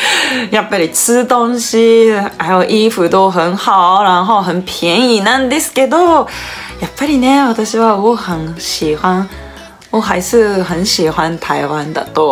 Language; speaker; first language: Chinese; non-native, learner; Japanese